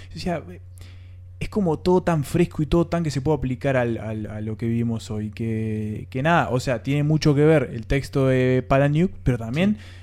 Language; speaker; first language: Spanish; native; Spanish